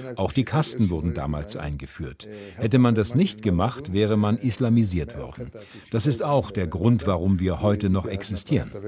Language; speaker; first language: German; non-native, fluent; Kurdish